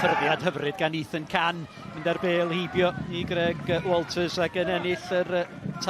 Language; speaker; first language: Welsh; native; Welsh